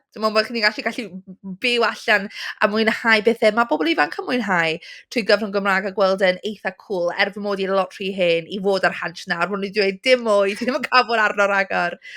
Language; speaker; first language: Welsh; non-native, local second language; English